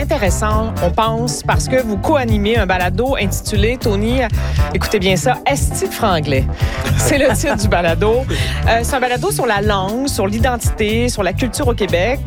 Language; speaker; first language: French; native; French